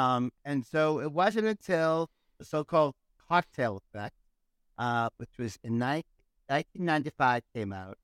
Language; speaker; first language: English; native; English